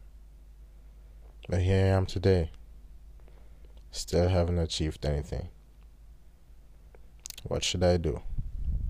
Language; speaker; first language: English; non-native, local second language; German